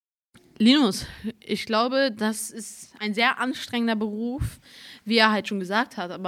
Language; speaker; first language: German; native; German